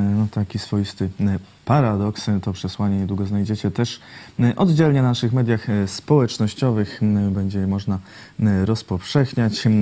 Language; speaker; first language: Polish; native; Polish